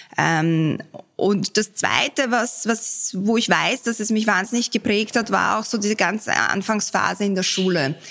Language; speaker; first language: German; early bilingual, other home language; Bosnian